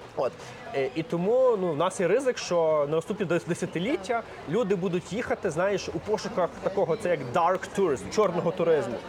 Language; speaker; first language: Ukrainian; native; Ukrainian